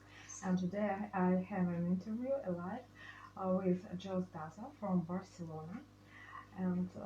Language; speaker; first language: English; non-native, learner; Russian